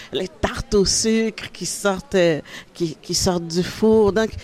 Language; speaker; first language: French; early bilingual, other home language; Haitian Creole